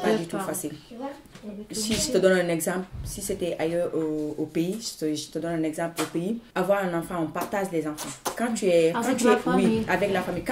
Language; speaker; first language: French; non-native, fluent; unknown